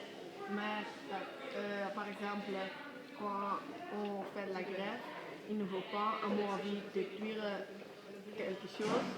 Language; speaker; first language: French; non-native, learner; Dutch